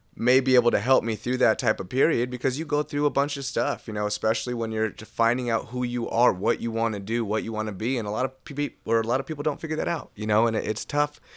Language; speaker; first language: English; native; English